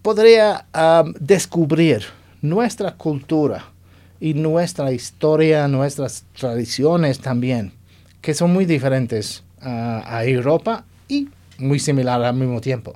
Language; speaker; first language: Spanish; non-native, fluent; English